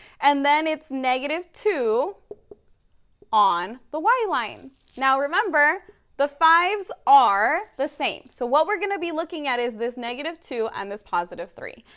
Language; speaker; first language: English; early bilingual, other home language; Spanish